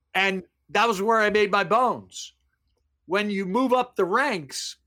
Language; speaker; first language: English; native; English